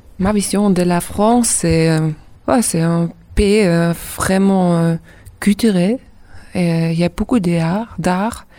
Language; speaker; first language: French; non-native, learner; German